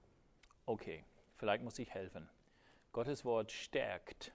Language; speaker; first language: German; non-native, fluent; English